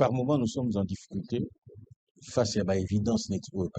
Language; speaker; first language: French; non-native, local second language; Lingala